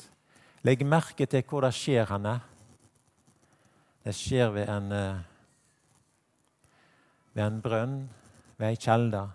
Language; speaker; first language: Norwegian; native; Norwegian